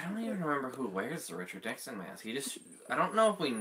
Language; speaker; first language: English; native; English